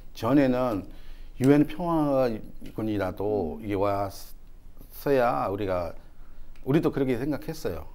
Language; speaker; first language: Korean; non-native, fluent; Burmese